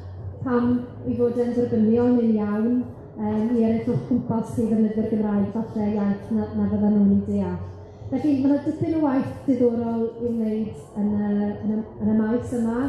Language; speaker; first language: Welsh; native; Welsh